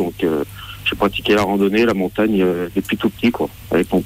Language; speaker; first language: French; native; French